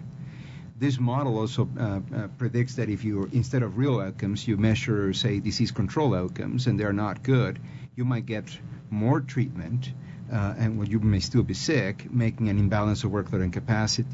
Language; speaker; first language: English; non-native, fluent; Spanish